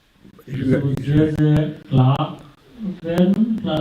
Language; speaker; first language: German; non-native, fluent; Sinhala